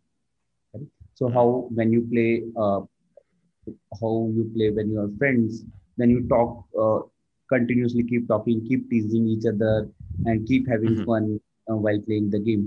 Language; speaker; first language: English; non-native, local second language; Hindi